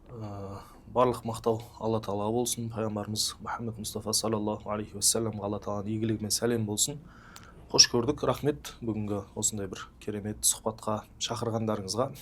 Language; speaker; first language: Kazakh; native; Kazakh